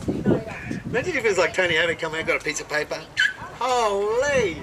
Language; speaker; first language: English; native; English